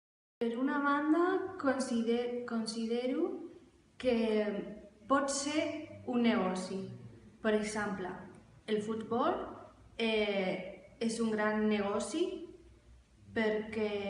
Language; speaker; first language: Catalan; non-native, fluent; Spanish